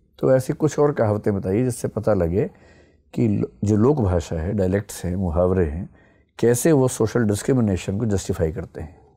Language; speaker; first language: Hindi; native; Hindi